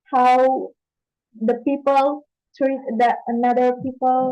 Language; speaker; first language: English; non-native, learner; Indonesian